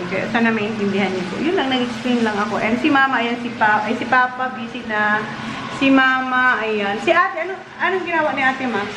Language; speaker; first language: Filipino; non-native, local second language; Bikol